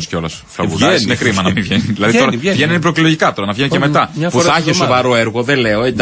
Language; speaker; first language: Greek; native; Greek